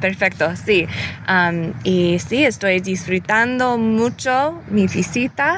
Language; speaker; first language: Spanish; early bilingual, heritage; English